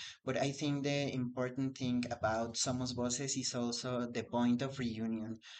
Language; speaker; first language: English; non-native, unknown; Spanish